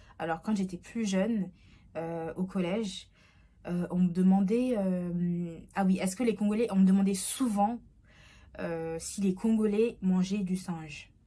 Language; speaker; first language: French; early bilingual, other home language; Lingala